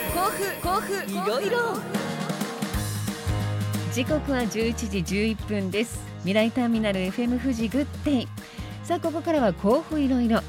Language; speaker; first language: Japanese; native; Japanese